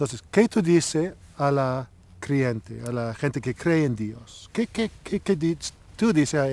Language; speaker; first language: Spanish; non-native, learner; English